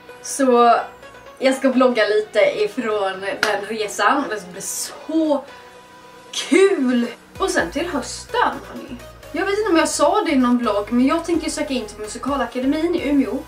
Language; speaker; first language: Swedish; native; Swedish